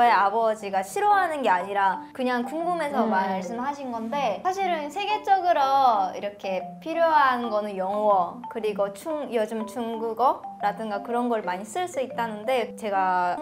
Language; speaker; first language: Korean; non-native, fluent; Japanese